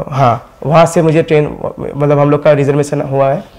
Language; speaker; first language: Hindi; non-native, local second language; Bangla